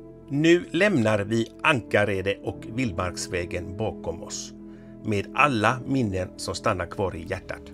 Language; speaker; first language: Swedish; native; Swedish